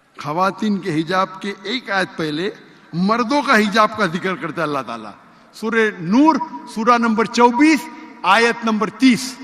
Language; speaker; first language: Urdu; non-native, local second language; Konkani